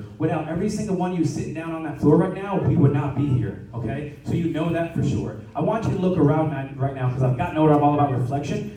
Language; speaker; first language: English; native; English